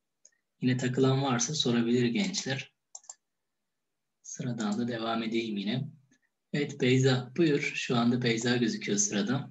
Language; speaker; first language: Turkish; native; Turkish